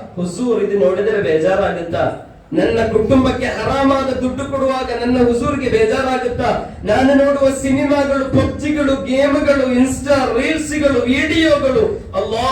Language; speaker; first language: Kannada; non-native, local second language; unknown